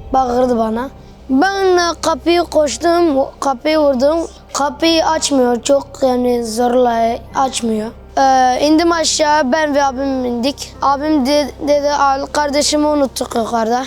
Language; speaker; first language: Turkish; early bilingual, other home language; Arabic